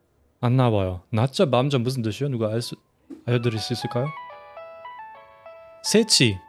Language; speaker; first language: Korean; non-native, fluent; German